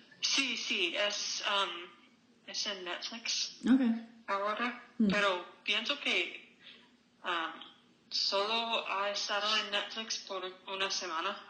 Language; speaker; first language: Spanish; non-native, learner; English